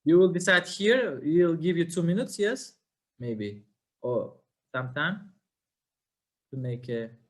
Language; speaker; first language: English; non-native, fluent; Uzbek